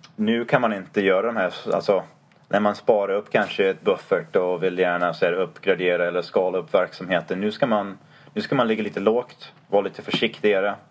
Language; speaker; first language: Swedish; non-native, fluent; English